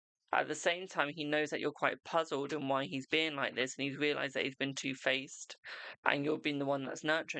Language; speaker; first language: English; native; English